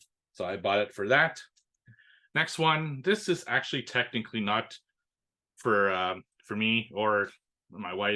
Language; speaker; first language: English; native; English